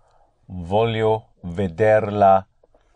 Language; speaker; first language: Italian; non-native, learner; English